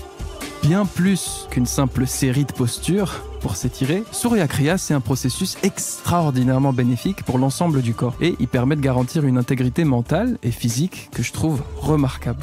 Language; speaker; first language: French; native; French